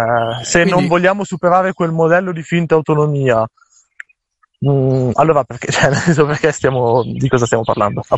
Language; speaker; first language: Italian; native; Italian